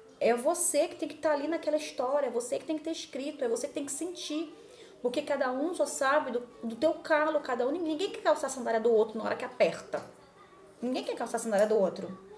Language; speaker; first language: Portuguese; native; Portuguese